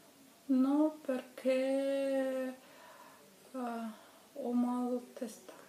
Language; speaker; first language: Italian; non-native, learner; Russian